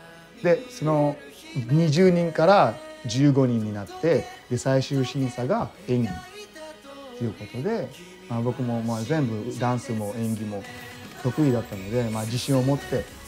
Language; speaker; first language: Japanese; early bilingual, other home language; Filipino